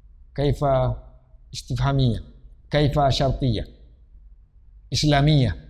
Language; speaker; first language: Arabic; non-native, fluent; Malay